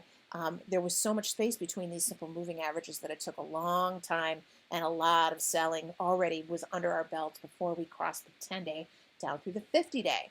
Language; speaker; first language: English; native; English